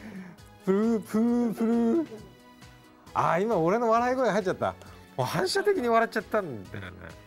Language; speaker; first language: Japanese; native; Japanese